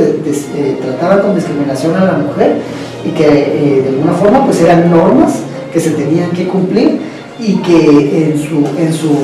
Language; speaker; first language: Spanish; native; Spanish